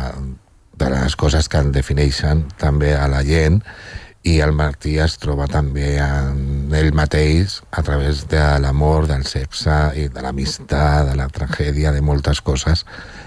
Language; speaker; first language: Catalan; non-native, local second language; Spanish